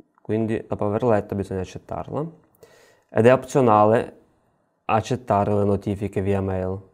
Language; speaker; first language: Italian; non-native, fluent; Russian